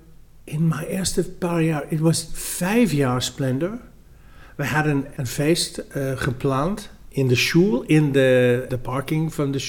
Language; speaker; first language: Dutch; non-native, fluent; English